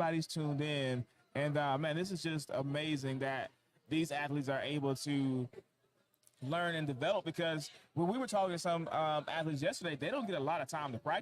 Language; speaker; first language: English; native; English